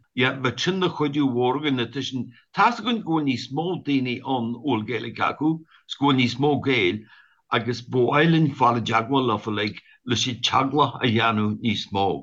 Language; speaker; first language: Irish; native; Irish